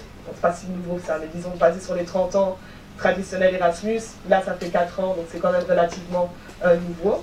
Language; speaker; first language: French; native; French